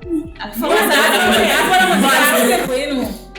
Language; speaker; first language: English; native; English